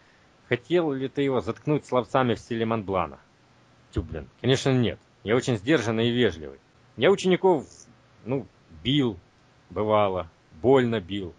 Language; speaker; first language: Russian; native; Russian